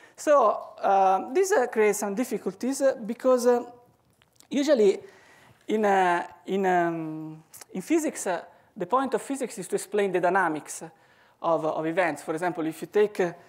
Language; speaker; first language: English; non-native, fluent; Italian